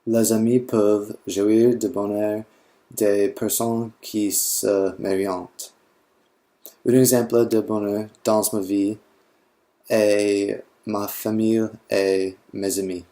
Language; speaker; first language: French; non-native, learner; English